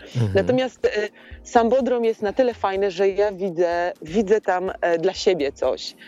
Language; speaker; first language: Polish; native; Polish